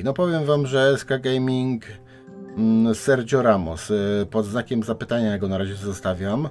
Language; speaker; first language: Polish; native; Polish